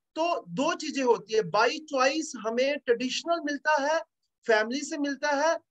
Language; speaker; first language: Hindi; native; Hindi